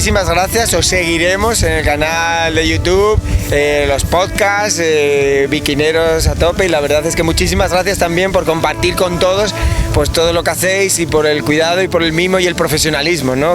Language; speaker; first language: Spanish; native; Spanish